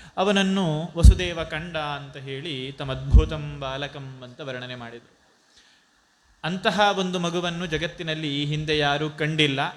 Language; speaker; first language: Kannada; non-native, local second language; Tulu